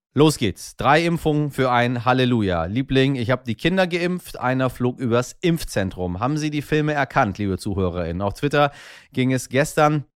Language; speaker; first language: German; early bilingual, other home language; Persian